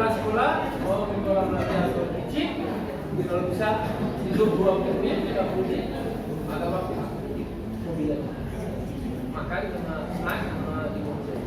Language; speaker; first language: Indonesian; non-native, learner; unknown